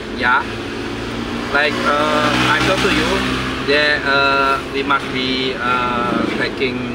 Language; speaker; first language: English; non-native, learner; Indonesian